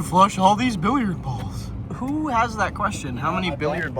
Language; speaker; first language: English; native; English